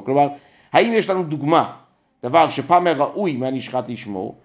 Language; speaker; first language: Hebrew; native; Hebrew